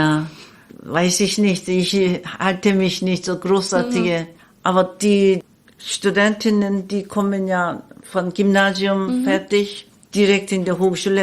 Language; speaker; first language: German; non-native, learner; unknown